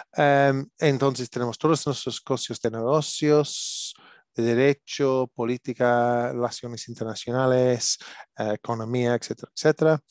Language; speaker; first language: Spanish; non-native, learner; English